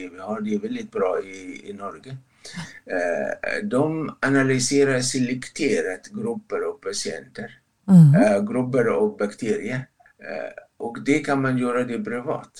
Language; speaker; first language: Swedish; non-native, fluent; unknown